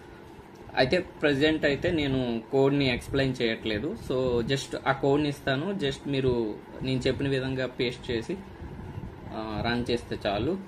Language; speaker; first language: Telugu; native; Telugu